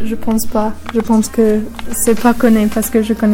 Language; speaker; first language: French; non-native, learner; English